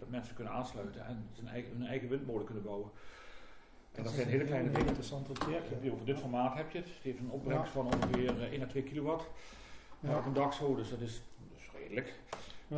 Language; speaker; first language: Dutch; native; Dutch